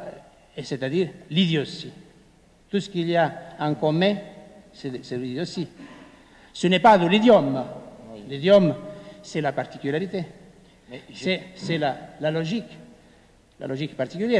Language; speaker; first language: French; non-native, fluent; Italian